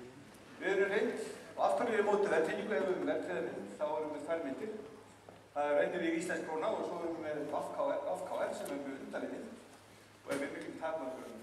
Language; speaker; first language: Icelandic; native; Icelandic